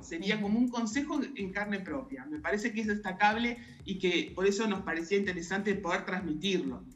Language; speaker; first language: Spanish; native; Spanish